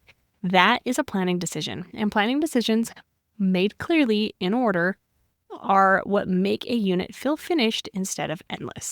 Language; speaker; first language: English; native; English